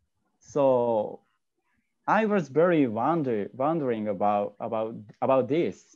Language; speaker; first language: English; non-native, learner; Japanese